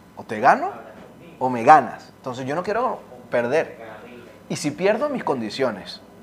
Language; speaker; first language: Spanish; native; Spanish